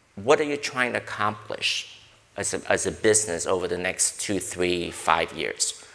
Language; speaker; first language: English; native; English